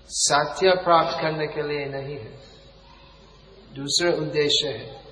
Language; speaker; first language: Hindi; non-native, fluent; English